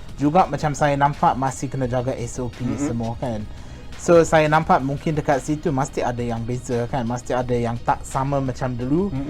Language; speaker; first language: Malay; non-native, fluent; English